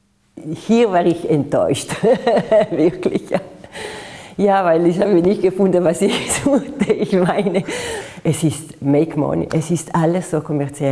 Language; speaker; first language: German; non-native, fluent; Italian